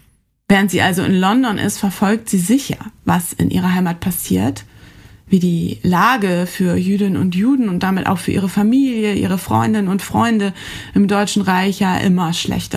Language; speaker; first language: German; native; German